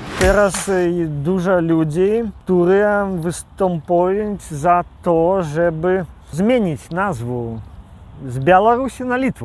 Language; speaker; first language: Polish; non-native, local second language; Belarusian